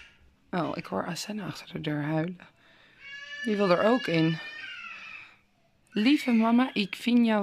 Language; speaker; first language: Dutch; native; Dutch